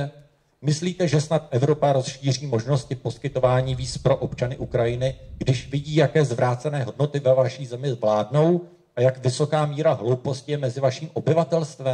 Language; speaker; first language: Czech; native; Czech